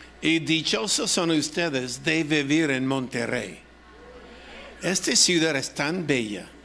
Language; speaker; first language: Spanish; non-native, fluent; English